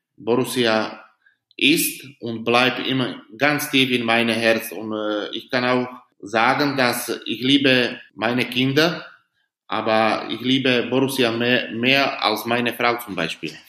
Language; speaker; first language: German; non-native, learner; Slovak